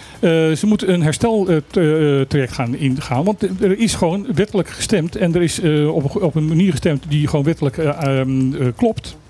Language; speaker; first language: Dutch; native; Dutch